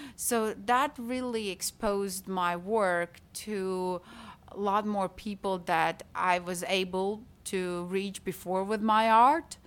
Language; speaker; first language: English; non-native, fluent; Latvian